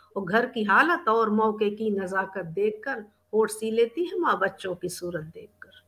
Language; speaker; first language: Hindi; native; Hindi